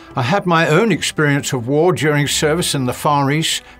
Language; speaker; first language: English; native; English